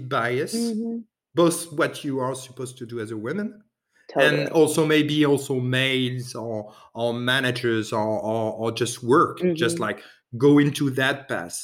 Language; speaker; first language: English; non-native, fluent; French